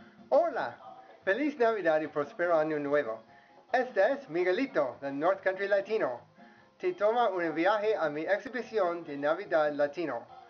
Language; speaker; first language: Spanish; non-native, learner; English